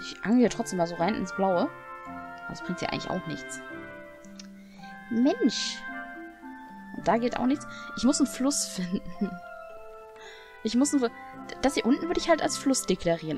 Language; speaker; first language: German; native; German